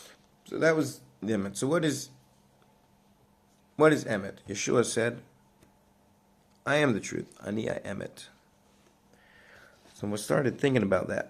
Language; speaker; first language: English; native; English